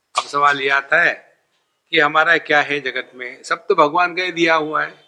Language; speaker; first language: Hindi; non-native, local second language; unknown